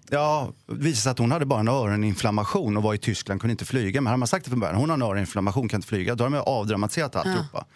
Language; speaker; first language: Swedish; native; Swedish